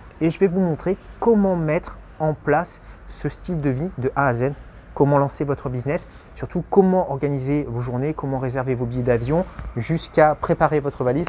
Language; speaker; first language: French; native; French